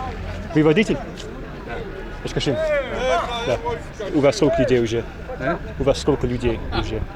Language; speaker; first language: Russian; non-native, fluent; English